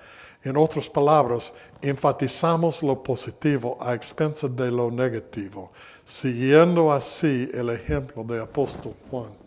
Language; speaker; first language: Spanish; non-native, fluent; English